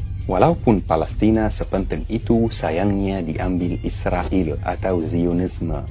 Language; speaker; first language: Indonesian; non-native, fluent; Arabic